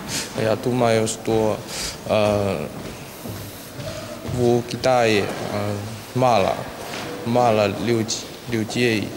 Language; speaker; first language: Russian; non-native, learner; Chinese